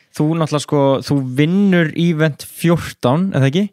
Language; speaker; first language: Icelandic; native; Icelandic